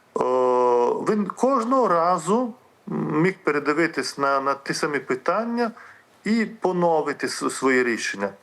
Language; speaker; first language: Ukrainian; non-native, fluent; Lithuanian